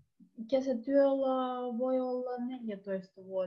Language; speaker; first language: Finnish; non-native, learner; Russian